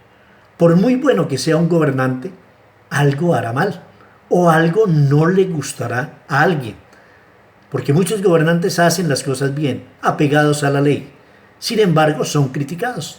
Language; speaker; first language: Spanish; native; Spanish